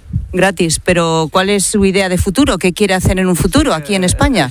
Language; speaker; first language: Spanish; native; Spanish